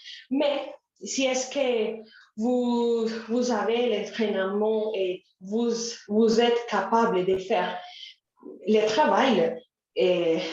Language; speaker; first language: French; non-native, learner; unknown